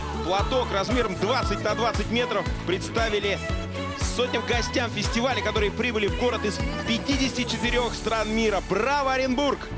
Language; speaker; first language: Russian; native; Russian